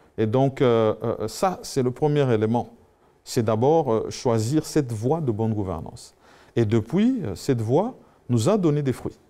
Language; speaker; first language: French; non-native, local second language; Swahili